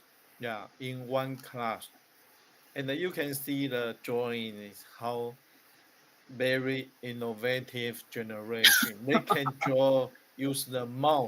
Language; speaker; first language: English; non-native, learner; Chinese